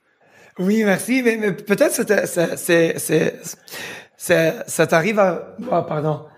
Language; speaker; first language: French; early bilingual, heritage; French